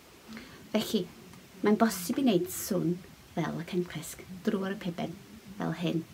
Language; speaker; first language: Welsh; non-native, local second language; English